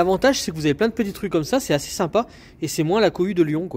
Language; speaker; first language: French; native; French